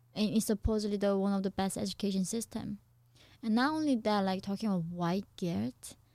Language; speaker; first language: English; non-native, fluent; Korean